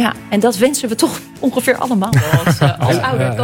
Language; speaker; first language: Dutch; native; Dutch